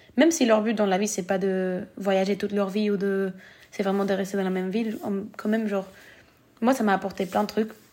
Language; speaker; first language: French; early bilingual, other home language; Spanish